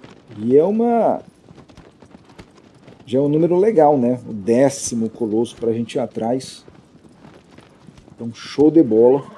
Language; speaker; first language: Portuguese; native; Portuguese